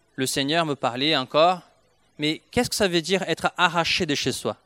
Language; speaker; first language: French; non-native, fluent; Portuguese